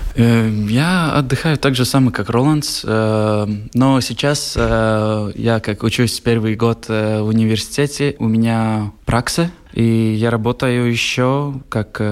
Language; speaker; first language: Russian; non-native, local second language; Latvian